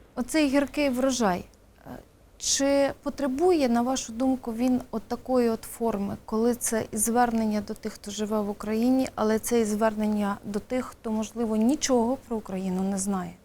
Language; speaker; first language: Ukrainian; native; Ukrainian